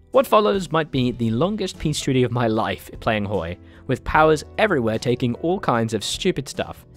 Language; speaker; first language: English; native; English